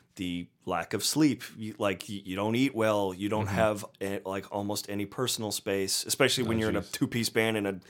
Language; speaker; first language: English; native; English